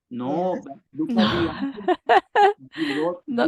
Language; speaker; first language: English; non-native, learner; Spanish